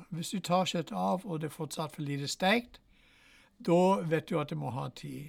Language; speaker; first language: Norwegian; non-native, fluent; English